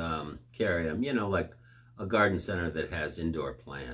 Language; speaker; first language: English; native; English